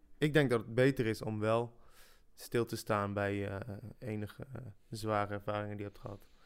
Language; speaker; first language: Dutch; early bilingual, other home language; French